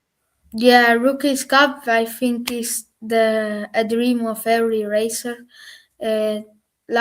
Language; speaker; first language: English; non-native, learner; German